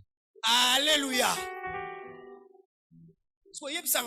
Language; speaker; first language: French; non-native, local second language; Lingala